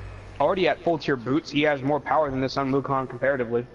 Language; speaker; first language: English; native; English